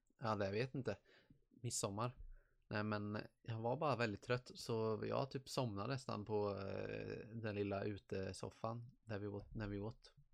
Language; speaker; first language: Swedish; native; Swedish